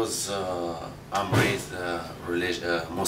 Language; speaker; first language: English; non-native, learner; Arabic